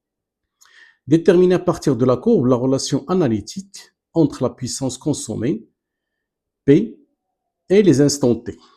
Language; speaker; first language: French; non-native, local second language; Arabic